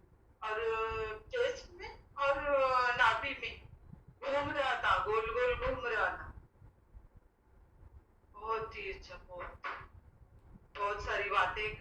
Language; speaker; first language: Hindi; non-native, local second language; Marathi